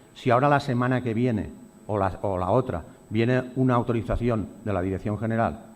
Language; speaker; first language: Spanish; non-native, local second language; Catalan